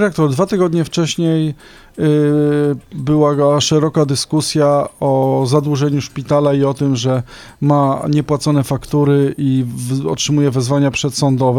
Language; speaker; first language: Polish; native; Polish